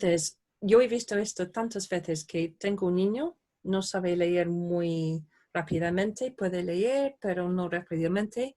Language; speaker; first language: Spanish; non-native, fluent; English